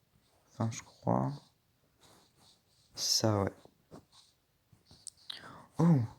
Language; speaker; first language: French; native; French